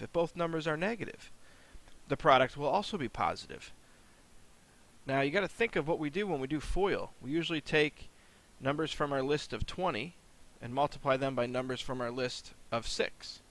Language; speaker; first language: English; native; English